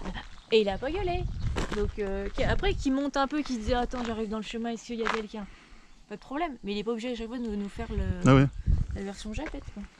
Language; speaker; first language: French; native; French